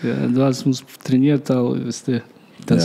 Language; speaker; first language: German; non-native, learner; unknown